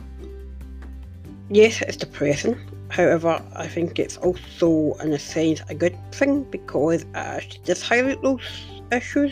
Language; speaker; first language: English; native; English